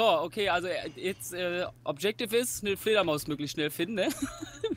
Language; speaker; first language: German; native; German